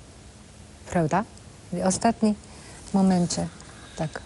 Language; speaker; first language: Polish; non-native, fluent; Japanese